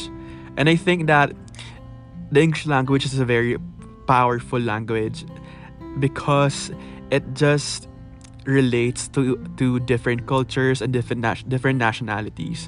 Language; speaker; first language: English; non-native, local second language; Filipino